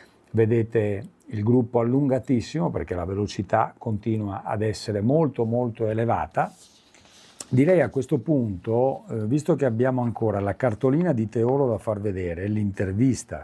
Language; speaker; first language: Italian; native; Italian